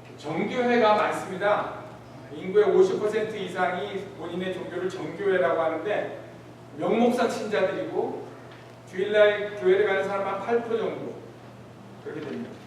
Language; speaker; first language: Korean; native; Korean